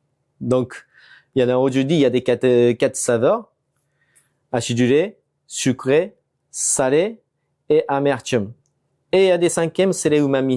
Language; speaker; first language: French; non-native, fluent; Japanese